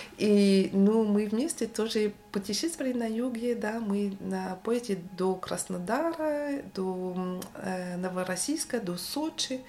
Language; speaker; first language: Russian; non-native, fluent; French